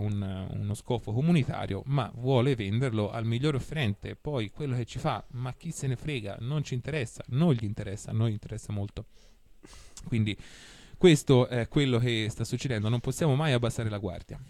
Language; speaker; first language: Italian; native; Italian